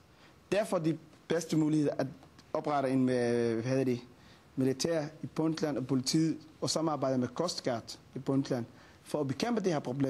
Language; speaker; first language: Danish; non-native, fluent; Somali